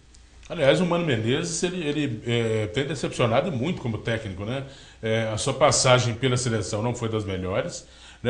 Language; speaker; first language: Portuguese; native; Portuguese